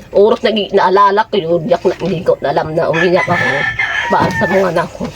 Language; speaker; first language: Filipino; non-native, local second language; Cebuano